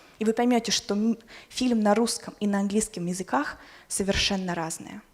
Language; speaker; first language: Russian; native; Russian